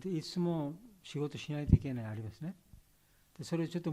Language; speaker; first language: Japanese; non-native, learner; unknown